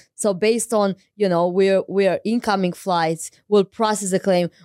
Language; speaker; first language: English; non-native, fluent; Romanian